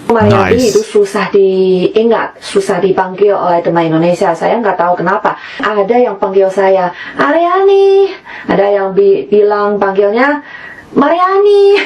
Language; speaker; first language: Indonesian; non-native, fluent; Chinese